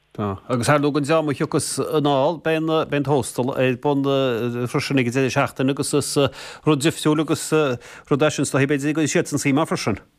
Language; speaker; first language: Irish; native; Irish